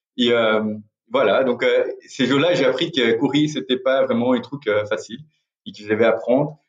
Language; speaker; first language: French; non-native, fluent; Portuguese